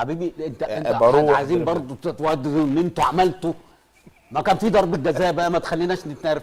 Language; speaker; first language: Arabic; native; Arabic